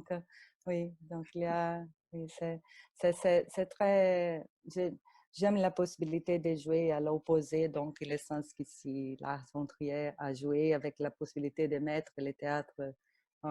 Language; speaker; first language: French; non-native, fluent; Portuguese